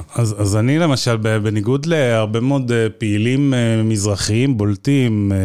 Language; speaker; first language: Hebrew; early bilingual, other home language; Arabic